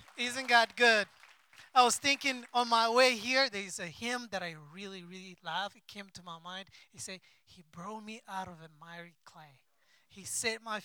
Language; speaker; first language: English; non-native, local second language; Kinyarwanda